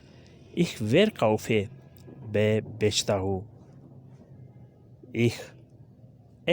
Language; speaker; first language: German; non-native, learner; Urdu